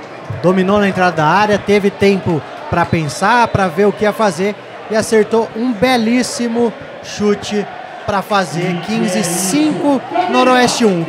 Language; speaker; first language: Portuguese; native; Portuguese